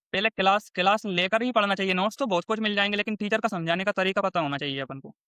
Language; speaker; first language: Hindi; native; Hindi